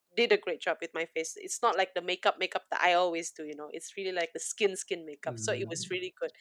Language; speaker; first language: English; non-native, fluent; Indonesian